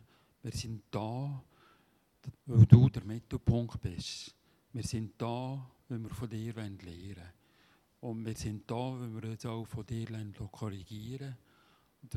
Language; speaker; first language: German; native; German